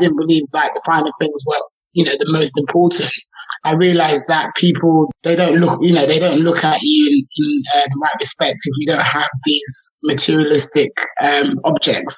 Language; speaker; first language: English; native; English